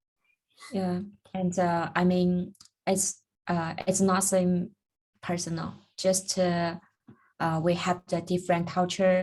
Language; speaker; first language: English; non-native, learner; Chinese